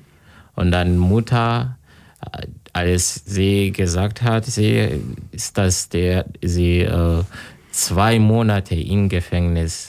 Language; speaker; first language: German; non-native, learner; Kinyarwanda